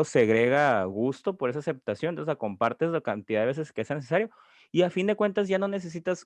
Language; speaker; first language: Spanish; native; Spanish